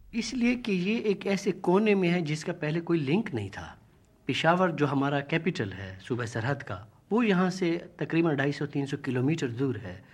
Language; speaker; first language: Urdu; non-native, local second language; Saraiki